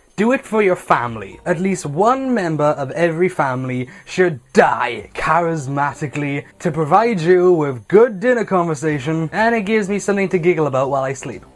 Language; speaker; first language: English; native; English